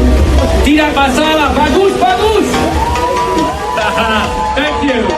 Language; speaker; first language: Indonesian; non-native, learner; English